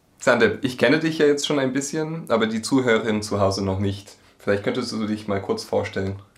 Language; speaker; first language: German; native; German